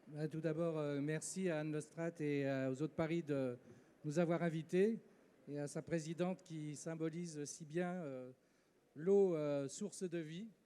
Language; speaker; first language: French; native; French